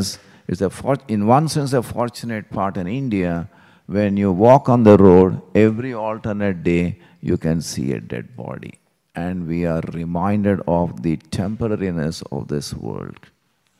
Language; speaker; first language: English; non-native, local second language; Telugu